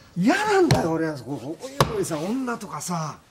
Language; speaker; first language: Japanese; native; Japanese